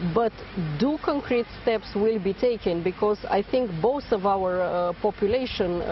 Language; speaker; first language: English; non-native, fluent; Romanian